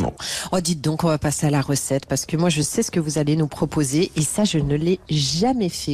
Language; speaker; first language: French; native; French